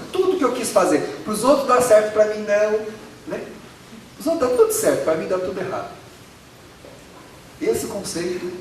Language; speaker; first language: Portuguese; native; Portuguese